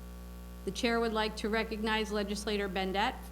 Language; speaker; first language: English; native; English